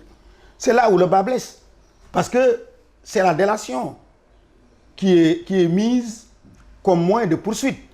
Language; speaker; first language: French; non-native, local second language; Wolof